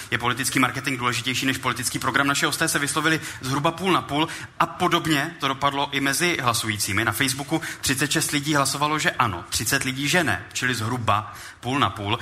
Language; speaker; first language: Czech; native; Czech